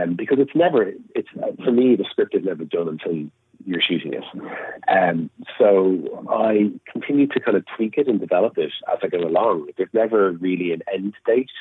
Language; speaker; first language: English; native; English